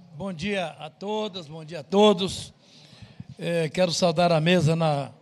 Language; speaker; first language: Portuguese; native; Portuguese